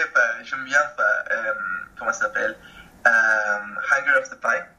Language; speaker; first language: French; non-native, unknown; Spanish